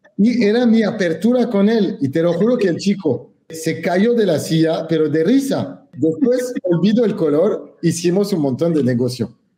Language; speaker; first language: Spanish; non-native, fluent; French